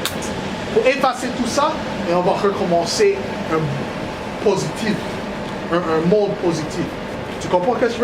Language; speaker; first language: French; non-native, learner; English